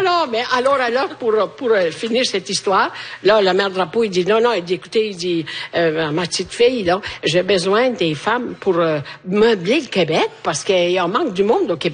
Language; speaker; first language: French; non-native, fluent; Italian